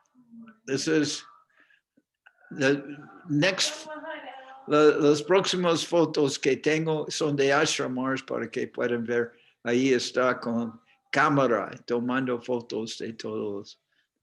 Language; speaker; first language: Spanish; non-native, fluent; English